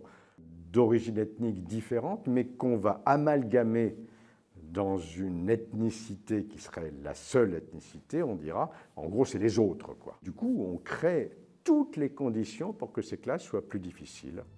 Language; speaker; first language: French; native; French